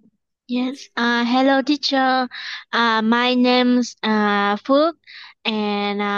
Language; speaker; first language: English; non-native, learner; Vietnamese